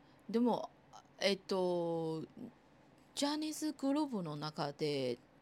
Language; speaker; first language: Japanese; non-native, fluent; Chinese